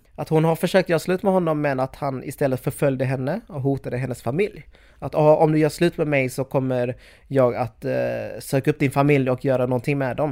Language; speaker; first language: Swedish; native; Swedish